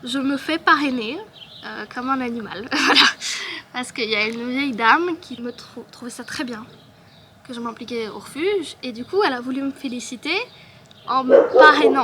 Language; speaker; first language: French; native; French